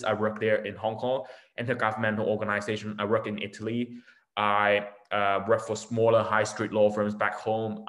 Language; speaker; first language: English; non-native, local second language; Cantonese